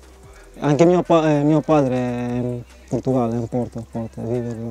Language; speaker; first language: Italian; non-native, learner; Portuguese